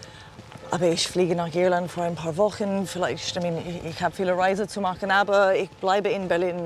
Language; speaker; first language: German; non-native, learner; English